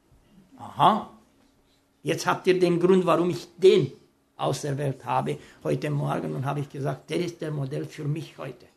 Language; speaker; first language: German; non-native, fluent; Romanian